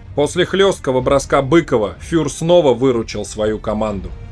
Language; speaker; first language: Russian; native; Russian